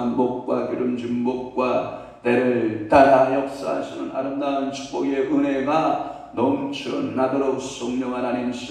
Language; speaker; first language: Korean; native; Korean